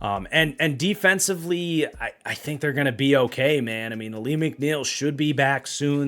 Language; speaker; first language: English; native; English